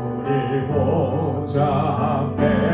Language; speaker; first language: Korean; native; Korean